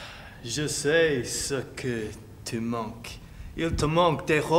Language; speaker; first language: French; non-native, learner; Finnish